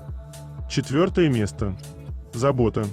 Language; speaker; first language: Russian; native; Russian